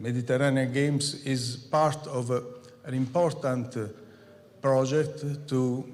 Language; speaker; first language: English; non-native, fluent; Italian